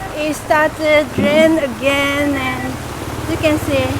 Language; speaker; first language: English; non-native, learner; Vietnamese